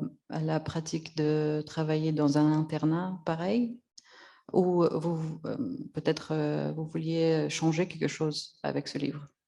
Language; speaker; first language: French; non-native, fluent; Russian